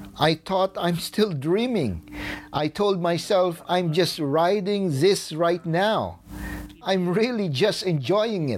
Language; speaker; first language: English; non-native, local second language; Filipino